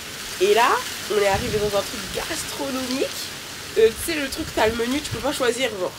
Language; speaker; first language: French; native; French